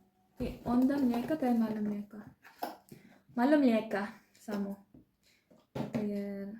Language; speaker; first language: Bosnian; non-native, learner; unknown